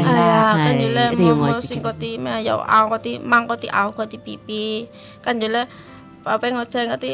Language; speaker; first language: Chinese; non-native, learner; Indonesian